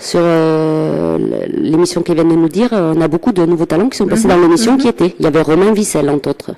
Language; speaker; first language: French; native; French